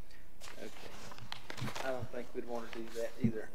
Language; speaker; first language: English; native; English